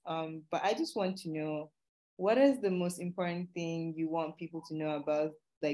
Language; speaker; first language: English; non-native, local second language; Yoruba